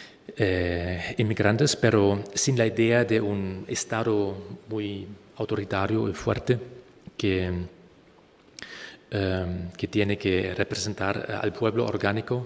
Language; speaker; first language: Spanish; non-native, fluent; German